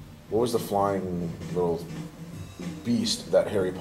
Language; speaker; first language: English; native; English